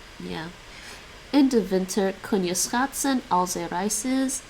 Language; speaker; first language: Dutch; non-native, learner; English